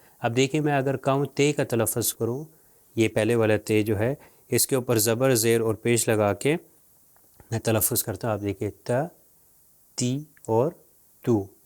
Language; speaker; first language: Urdu; native; Urdu